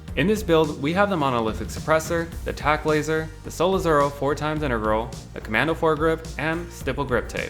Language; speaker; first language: English; native; English